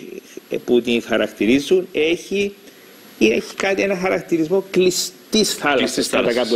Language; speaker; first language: Greek; native; Greek